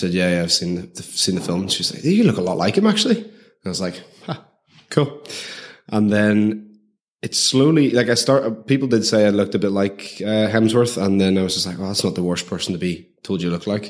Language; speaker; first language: English; native; English